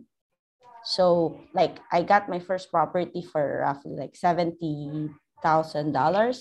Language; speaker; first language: English; non-native, local second language; Filipino